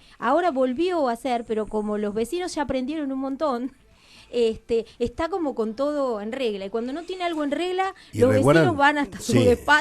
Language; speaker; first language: Spanish; native; Spanish